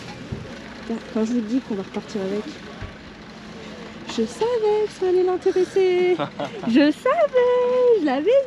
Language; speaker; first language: French; native; French